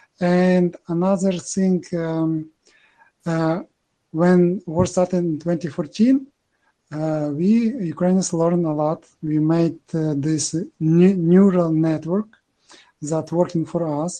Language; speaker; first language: English; non-native, learner; Ukrainian